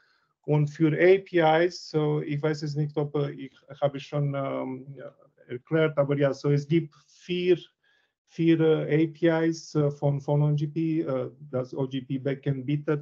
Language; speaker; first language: German; non-native, learner; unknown